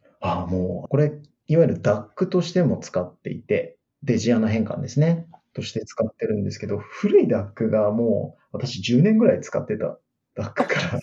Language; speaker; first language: Japanese; native; Japanese